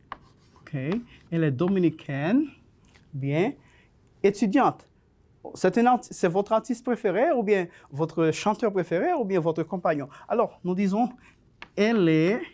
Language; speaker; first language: French; non-native, fluent; Spanish